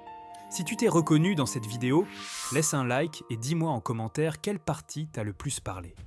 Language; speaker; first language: French; native; French